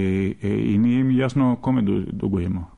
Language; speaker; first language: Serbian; non-native, fluent; Greek